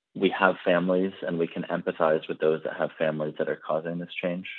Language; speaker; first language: English; native; English